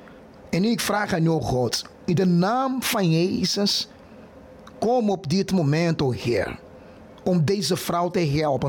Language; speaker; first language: Dutch; non-native, fluent; Portuguese